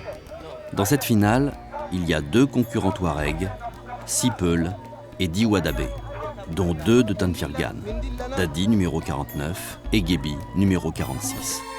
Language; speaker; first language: French; native; French